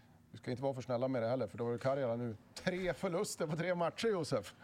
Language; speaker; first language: Swedish; native; Swedish